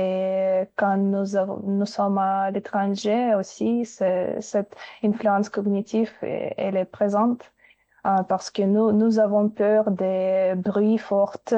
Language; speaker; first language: French; non-native, fluent; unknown